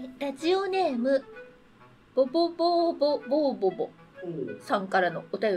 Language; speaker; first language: Japanese; native; Japanese